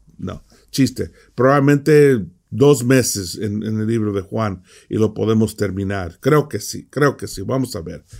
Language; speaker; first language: Spanish; early bilingual, heritage; Spanish